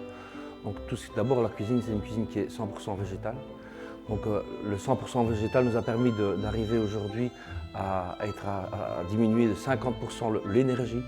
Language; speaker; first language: French; native; French